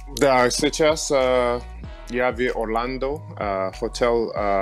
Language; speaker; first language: Russian; non-native, learner; English